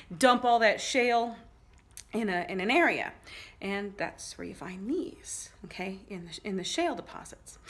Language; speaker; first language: English; native; English